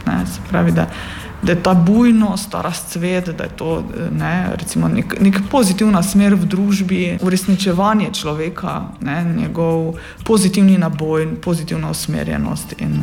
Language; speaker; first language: Slovenian; native; Slovenian